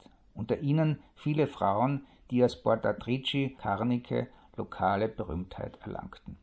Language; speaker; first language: German; native; German